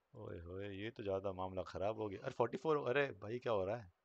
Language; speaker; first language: Hindi; native; Hindi